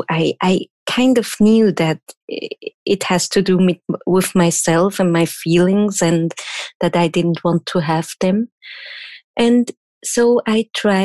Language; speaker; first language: English; non-native, fluent; German